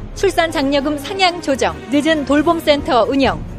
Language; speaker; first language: Korean; native; Korean